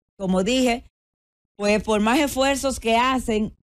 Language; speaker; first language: Spanish; native; Spanish